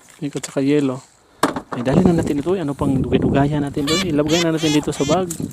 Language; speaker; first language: Filipino; non-native, local second language; Cebuano